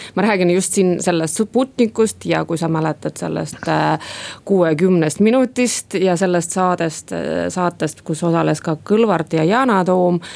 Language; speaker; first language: Estonian; non-native, local second language; Russian